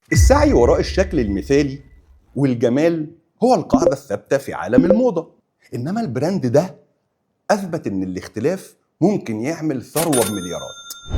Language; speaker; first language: Arabic; native; Arabic